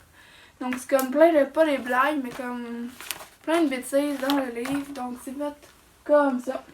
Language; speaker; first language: French; native; French